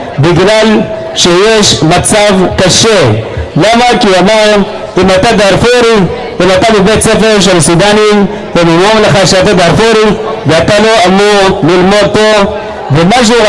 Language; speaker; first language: Hebrew; non-native, fluent; Arabic